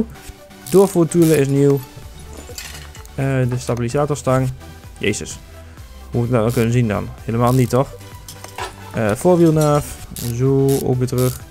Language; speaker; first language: Dutch; native; Dutch